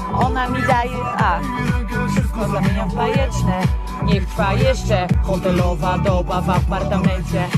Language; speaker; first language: Polish; native; Polish